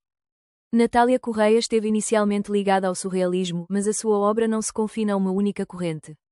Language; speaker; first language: Portuguese; native; Portuguese